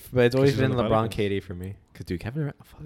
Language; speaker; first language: English; native; English